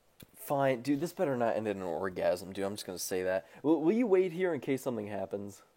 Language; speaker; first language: English; native; English